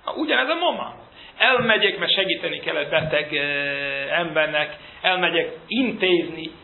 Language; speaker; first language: Hungarian; early bilingual, heritage; Hungarian